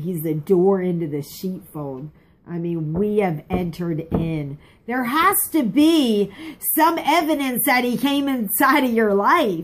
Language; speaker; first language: English; native; English